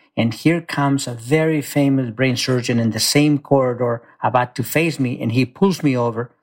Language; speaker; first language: English; early bilingual, other home language; Spanish